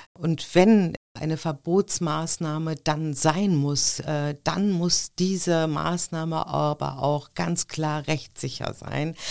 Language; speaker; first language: German; early bilingual, other home language; Turkish